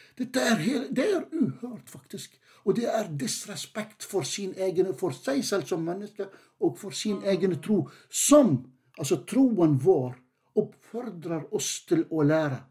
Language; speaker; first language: Norwegian; non-native, fluent; Arabic